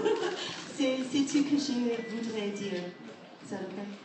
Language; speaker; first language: French; non-native, learner; English